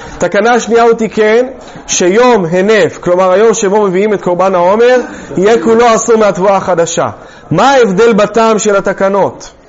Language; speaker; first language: Hebrew; native; Hebrew